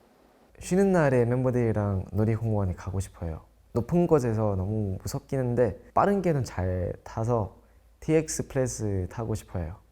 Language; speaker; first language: Korean; non-native, local second language; Thai